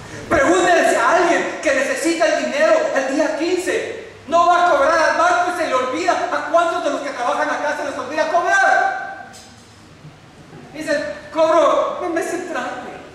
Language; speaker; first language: Spanish; native; Spanish